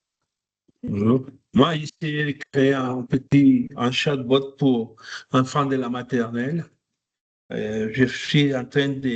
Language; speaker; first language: French; non-native, fluent; Spanish